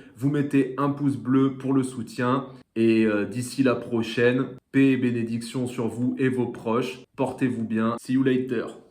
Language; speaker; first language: French; native; French